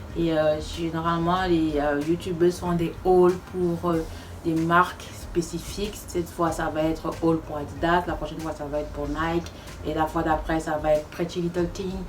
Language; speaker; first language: French; non-native, local second language; Fula